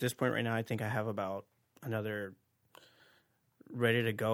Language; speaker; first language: English; native; English